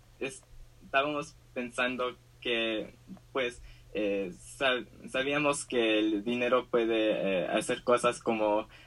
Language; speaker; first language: Spanish; early bilingual, heritage; Spanish